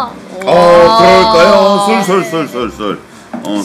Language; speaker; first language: Korean; native; Korean